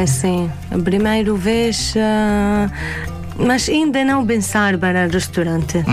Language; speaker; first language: Portuguese; non-native, learner; Arabic